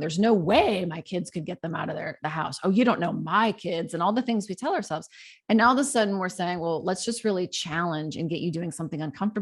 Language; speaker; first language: English; native; English